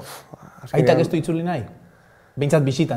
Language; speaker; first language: Basque; native; Basque